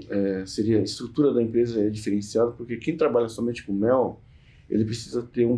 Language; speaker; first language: Portuguese; native; Portuguese